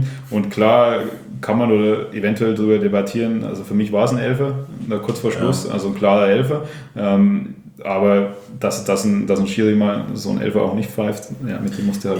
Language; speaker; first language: German; native; German